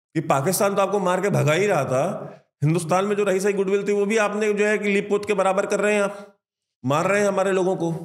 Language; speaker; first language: Hindi; native; Hindi